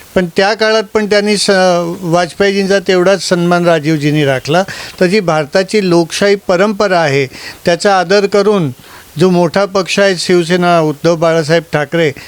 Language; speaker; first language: Marathi; non-native, local second language; Gujarati